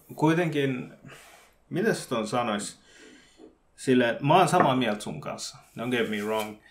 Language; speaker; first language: Finnish; early bilingual, other home language; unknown